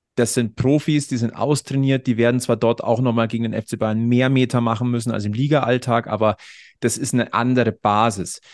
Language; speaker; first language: German; native; German